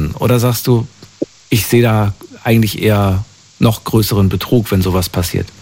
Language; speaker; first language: German; native; German